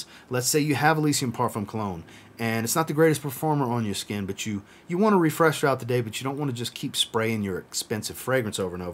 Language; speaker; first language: English; native; English